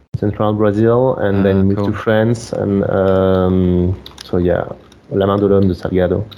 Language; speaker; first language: English; non-native, fluent; French